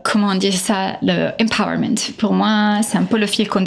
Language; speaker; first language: French; non-native, fluent; Italian